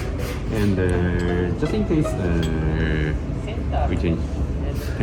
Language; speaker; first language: English; non-native, learner; Japanese